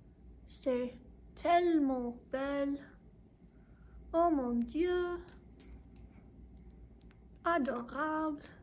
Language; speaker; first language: French; non-native, learner; English